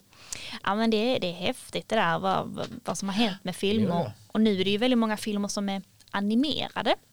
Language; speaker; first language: Swedish; native; Swedish